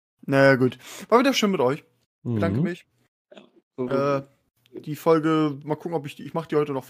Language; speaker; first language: German; native; German